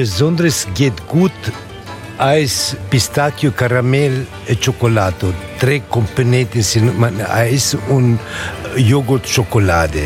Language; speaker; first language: German; non-native, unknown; Italian